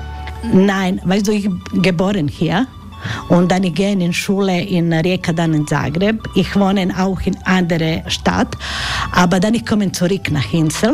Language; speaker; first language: German; non-native, learner; Croatian